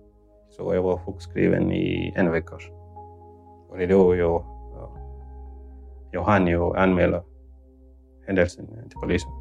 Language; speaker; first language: Swedish; non-native, fluent; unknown